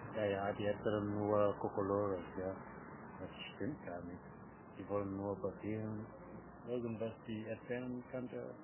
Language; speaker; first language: German; non-native, learner; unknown